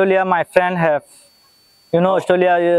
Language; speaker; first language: English; non-native, learner; Rohingya